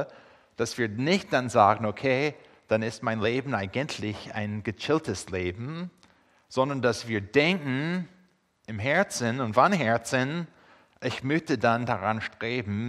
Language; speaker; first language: German; non-native, fluent; English